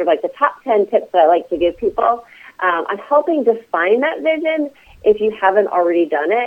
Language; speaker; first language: English; native; English